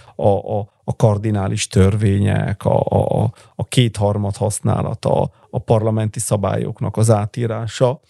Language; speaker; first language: Hungarian; early bilingual, heritage; Italian